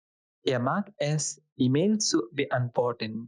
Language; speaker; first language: German; non-native, fluent; Bangla